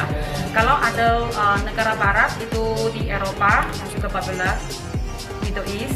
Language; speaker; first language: Indonesian; non-native, learner; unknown